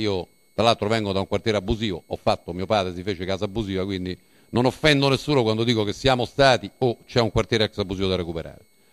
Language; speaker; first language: Italian; native; Italian